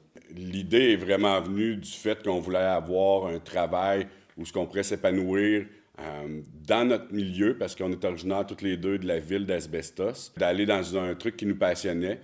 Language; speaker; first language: French; native; French